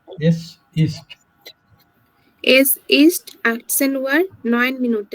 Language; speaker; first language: German; non-native, learner; Bangla